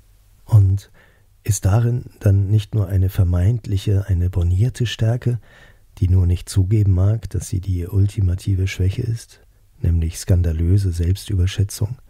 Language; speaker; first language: German; native; German